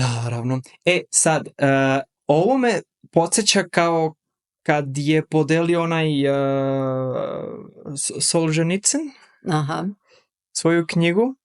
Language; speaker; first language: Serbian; early bilingual, heritage; Serbian